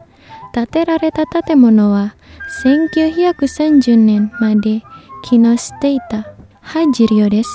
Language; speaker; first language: Japanese; non-native, fluent; Indonesian